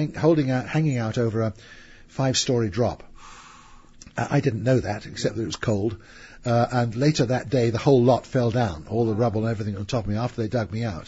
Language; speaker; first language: English; native; English